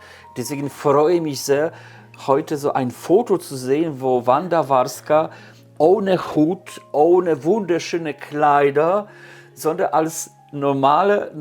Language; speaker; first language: German; non-native, fluent; Polish